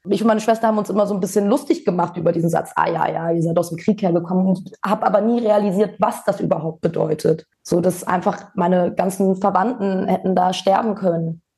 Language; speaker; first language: German; early bilingual, other home language; Bosnian